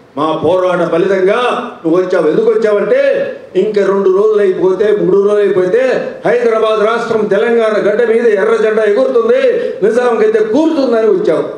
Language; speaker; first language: Telugu; native; Telugu